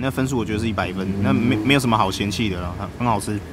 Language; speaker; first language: Chinese; native; Chinese